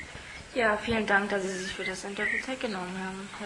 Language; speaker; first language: German; native; German